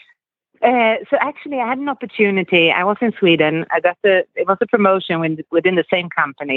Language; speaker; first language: English; non-native, fluent; Swedish